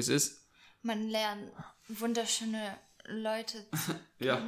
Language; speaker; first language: German; non-native, fluent; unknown